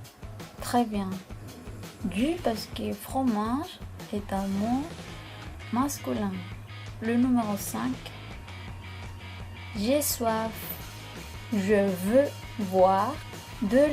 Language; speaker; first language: French; non-native, fluent; Spanish